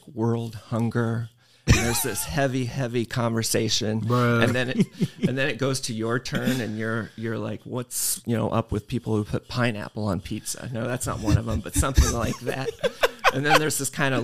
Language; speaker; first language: English; native; English